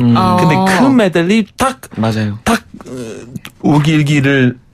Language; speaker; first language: Korean; non-native, fluent; Greek